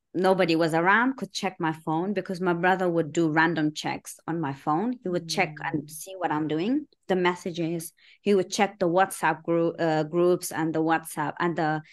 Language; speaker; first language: English; early bilingual, other home language; Persian